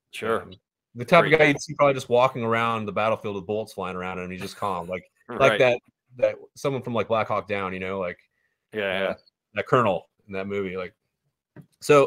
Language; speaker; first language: English; native; English